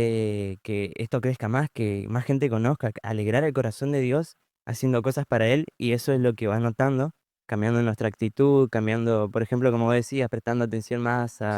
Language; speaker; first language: Spanish; native; Spanish